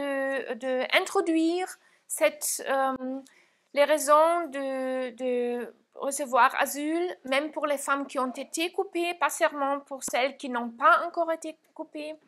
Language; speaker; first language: French; non-native, fluent; German